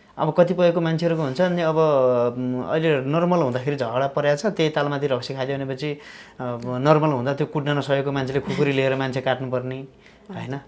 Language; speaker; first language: Nepali; native; Nepali